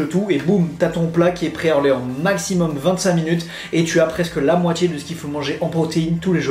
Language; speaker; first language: French; native; French